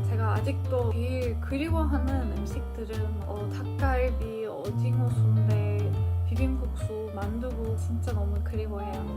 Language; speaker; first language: Korean; non-native, fluent; Turkish